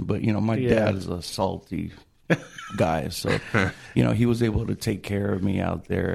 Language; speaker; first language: English; native; English